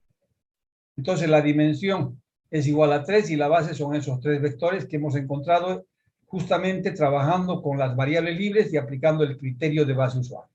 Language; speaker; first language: Spanish; native; Spanish